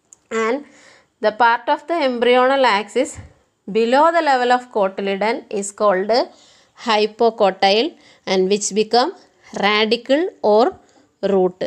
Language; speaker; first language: English; non-native, local second language; Malayalam